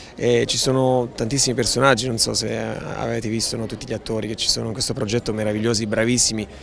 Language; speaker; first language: Italian; non-native, fluent; Romanian